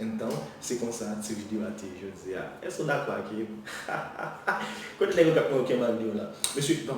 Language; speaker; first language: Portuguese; non-native, learner; Haitian Creole